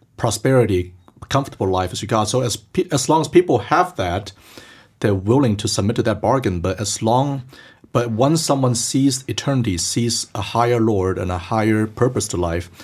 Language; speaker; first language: English; early bilingual, other home language; Chinese